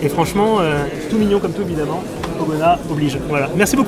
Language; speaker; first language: French; native; French